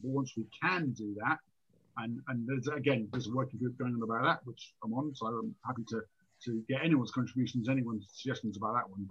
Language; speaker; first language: English; native; English